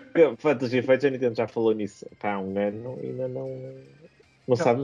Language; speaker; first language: Portuguese; native; Portuguese